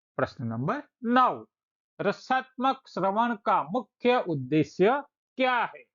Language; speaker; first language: Hindi; non-native, local second language; Gujarati